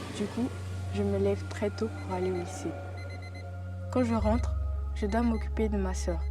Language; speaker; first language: French; native; French